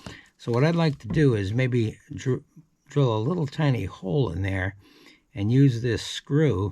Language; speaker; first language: English; native; English